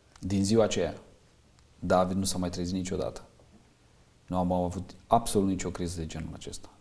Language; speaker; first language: Romanian; native; Romanian